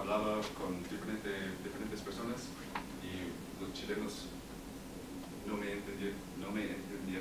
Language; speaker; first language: Spanish; non-native, learner; English